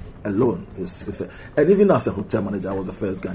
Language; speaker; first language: English; non-native, local second language; Akan